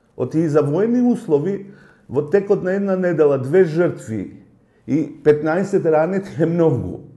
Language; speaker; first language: Macedonian; non-native, local second language; Albanian